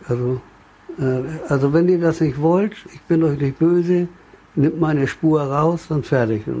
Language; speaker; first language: German; native; German